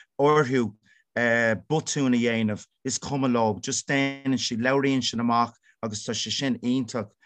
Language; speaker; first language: Irish; non-native, local second language; English